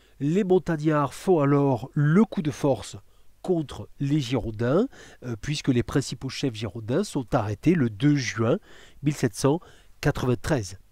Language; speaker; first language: French; native; French